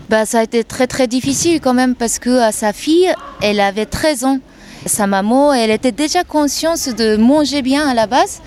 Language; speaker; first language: French; non-native, fluent; Japanese